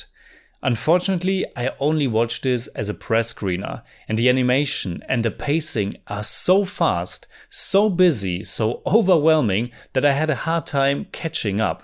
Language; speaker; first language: English; non-native, fluent; German